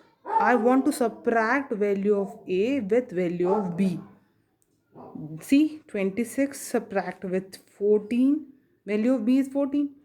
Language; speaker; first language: English; non-native, local second language; Hindi